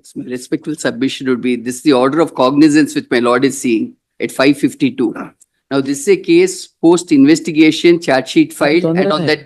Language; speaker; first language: English; non-native, local second language; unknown